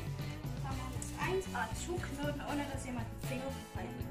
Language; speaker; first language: German; native; German